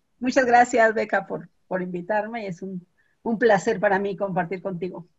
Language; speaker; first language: Spanish; native; Spanish